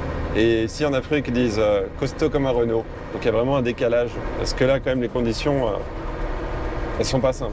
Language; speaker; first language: French; native; French